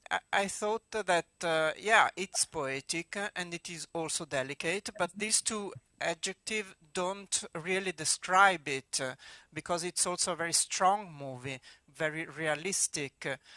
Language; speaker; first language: English; non-native, fluent; Italian